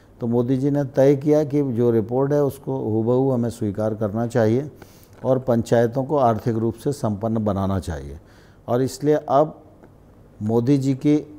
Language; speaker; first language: Hindi; native; Hindi